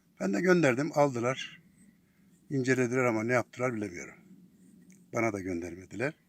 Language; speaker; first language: Turkish; native; Turkish